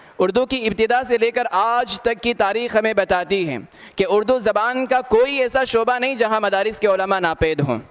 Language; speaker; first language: Urdu; native; Urdu